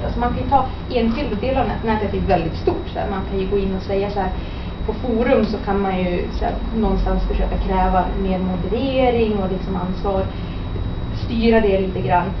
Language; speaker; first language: Swedish; native; Swedish